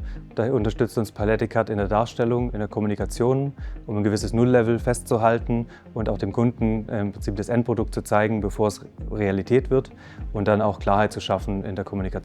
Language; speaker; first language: German; native; German